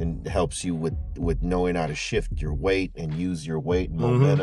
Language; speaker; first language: English; native; English